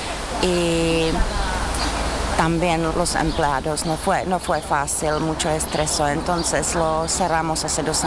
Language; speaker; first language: Spanish; non-native, fluent; Czech